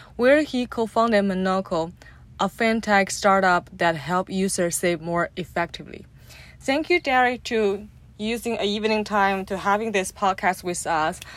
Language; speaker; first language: English; non-native, fluent; Chinese